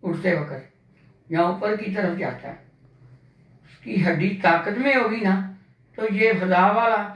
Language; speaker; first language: Hindi; non-native, local second language; Punjabi